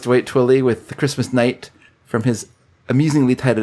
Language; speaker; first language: English; native; English